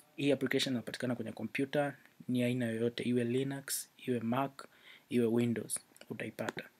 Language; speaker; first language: Swahili; native; Swahili